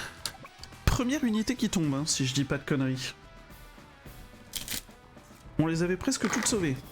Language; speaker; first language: French; native; French